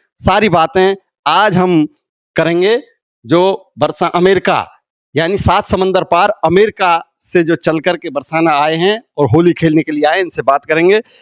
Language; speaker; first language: Hindi; native; Hindi